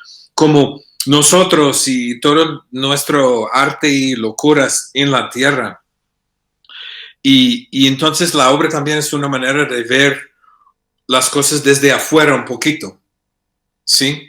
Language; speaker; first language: Spanish; non-native, fluent; English